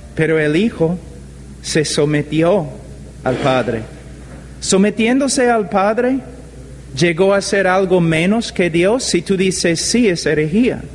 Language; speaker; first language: Spanish; non-native, fluent; English